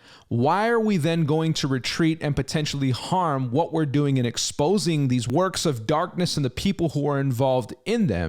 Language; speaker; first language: English; native; English